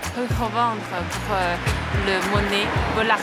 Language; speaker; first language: French; non-native, learner; Chinese